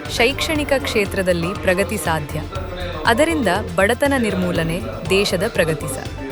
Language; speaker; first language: Kannada; native; Kannada